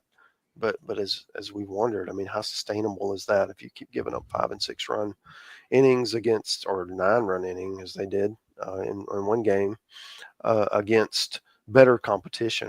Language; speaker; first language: English; native; English